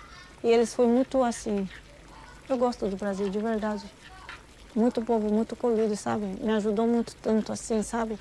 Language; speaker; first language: Portuguese; non-native, learner; Arabic